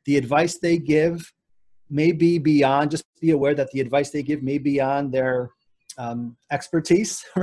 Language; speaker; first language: English; native; English